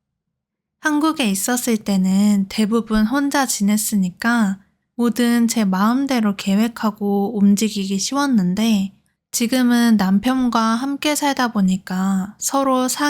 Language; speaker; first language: Korean; native; Korean